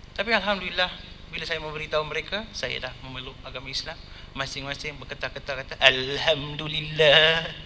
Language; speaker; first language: Malay; non-native, local second language; Tamil